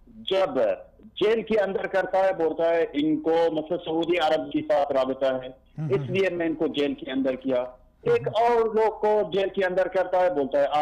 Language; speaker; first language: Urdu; non-native, learner; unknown